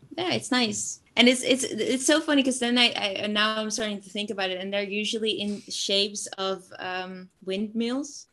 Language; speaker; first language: English; non-native, fluent; Dutch